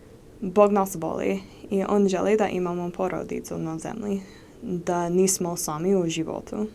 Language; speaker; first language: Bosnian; non-native, learner; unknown